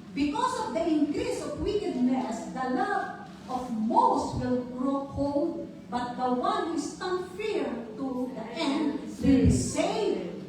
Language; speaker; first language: English; non-native, local second language; Filipino